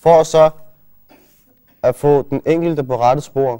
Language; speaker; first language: Danish; early bilingual, other home language; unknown